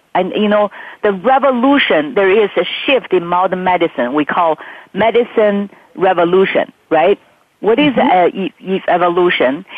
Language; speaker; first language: English; non-native, fluent; Chinese